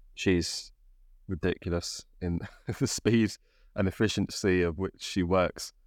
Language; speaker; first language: English; native; English